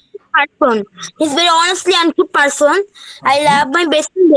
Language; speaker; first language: English; non-native, learner; Bangla